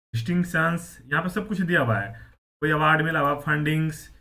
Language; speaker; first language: Hindi; native; Hindi